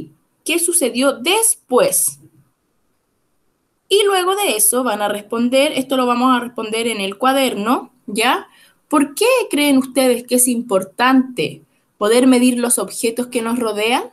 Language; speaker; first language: Spanish; native; Spanish